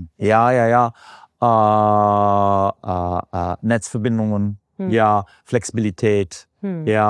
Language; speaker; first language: German; non-native, fluent; English